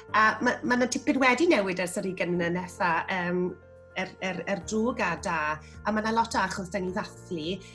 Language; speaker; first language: Welsh; native; Welsh